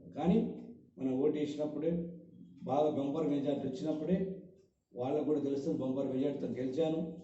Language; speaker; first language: Telugu; native; Telugu